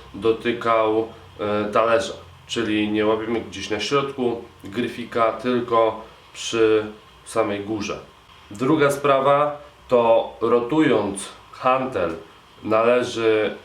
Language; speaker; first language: Polish; native; Polish